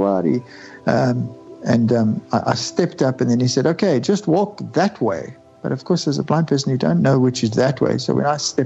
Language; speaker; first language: English; native; English